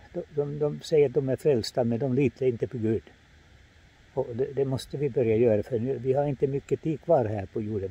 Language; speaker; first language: Swedish; non-native, fluent; Finnish